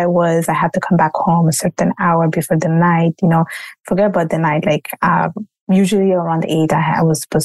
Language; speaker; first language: English; non-native, fluent; Italian